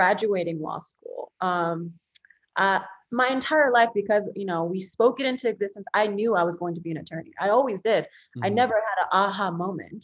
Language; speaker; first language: English; early bilingual, other home language; Korean